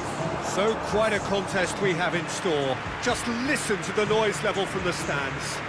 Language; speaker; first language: English; native; English